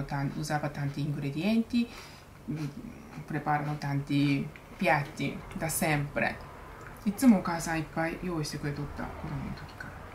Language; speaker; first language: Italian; non-native, learner; Japanese